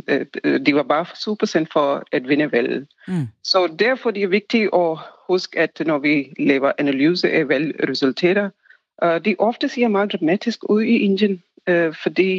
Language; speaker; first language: Danish; non-native, fluent; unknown